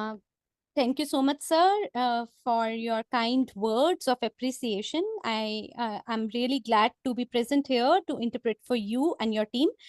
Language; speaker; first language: English; non-native, local second language; Hindi